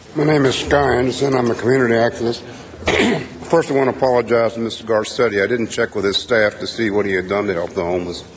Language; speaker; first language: English; native; English